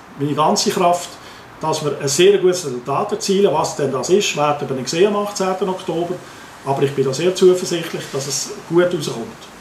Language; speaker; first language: German; native; German